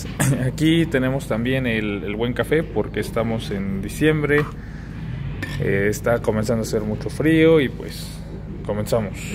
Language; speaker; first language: Spanish; native; Spanish